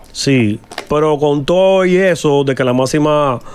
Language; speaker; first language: Spanish; native; Spanish